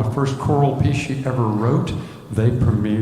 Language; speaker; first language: English; native; English